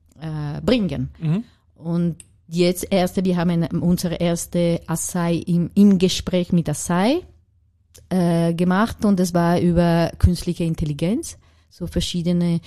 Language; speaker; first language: German; non-native, learner; Italian